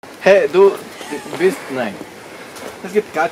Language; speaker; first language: German; non-native, learner; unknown